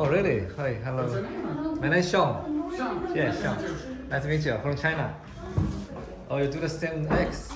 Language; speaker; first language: English; non-native, learner; Chinese